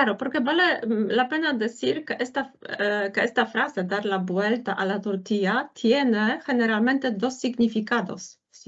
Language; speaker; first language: Spanish; non-native, fluent; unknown